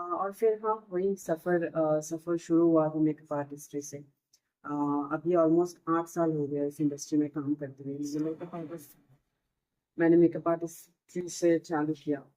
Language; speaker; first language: Hindi; non-native, local second language; Bangla